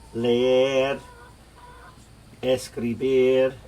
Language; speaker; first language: Spanish; non-native, fluent; English